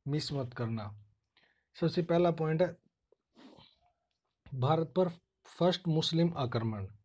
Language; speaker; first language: Hindi; native; Hindi